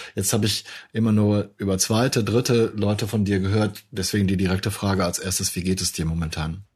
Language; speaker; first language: German; native; German